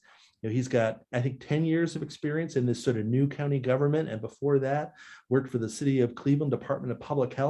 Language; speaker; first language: English; native; English